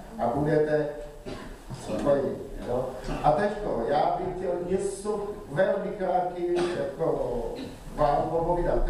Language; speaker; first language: Czech; non-native, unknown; Vietnamese